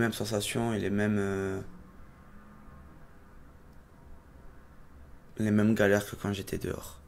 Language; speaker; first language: French; native; French